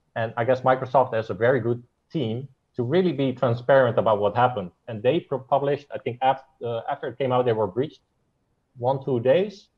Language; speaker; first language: English; non-native, fluent; Dutch